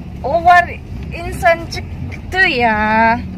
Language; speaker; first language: Turkish; non-native, learner; Indonesian